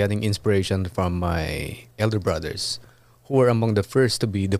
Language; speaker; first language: English; non-native, local second language; Iloko